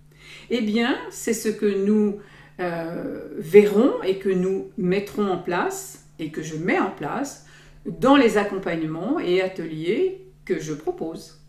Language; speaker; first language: French; native; French